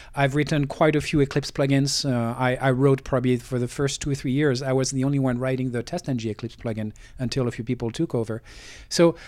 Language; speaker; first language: English; non-native, fluent; French